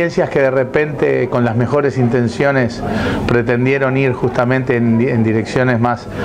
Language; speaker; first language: Spanish; native; Spanish